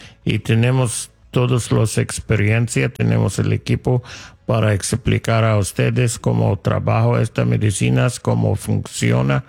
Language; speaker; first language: Spanish; non-native, fluent; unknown